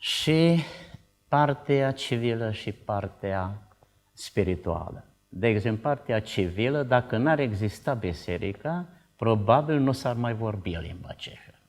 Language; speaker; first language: Romanian; non-native, local second language; Czech